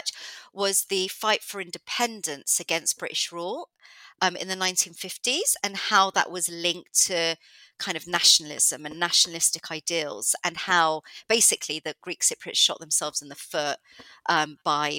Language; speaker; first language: English; non-native, local second language; Greek